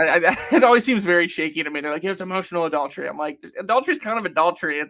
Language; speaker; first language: English; native; English